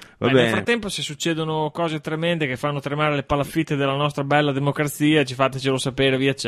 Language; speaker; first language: Italian; native; Italian